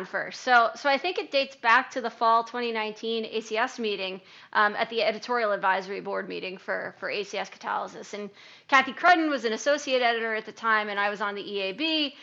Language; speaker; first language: English; native; English